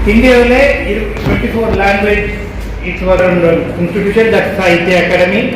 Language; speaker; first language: Telugu; non-native, learner; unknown